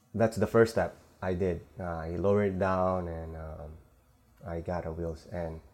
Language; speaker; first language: English; non-native, local second language; Filipino